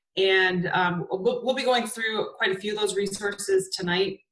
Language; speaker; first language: English; native; English